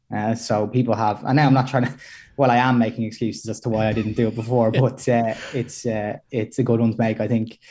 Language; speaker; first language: English; native; English